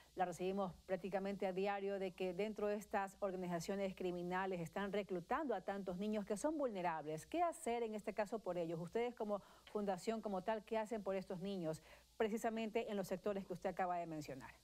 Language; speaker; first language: Spanish; native; Spanish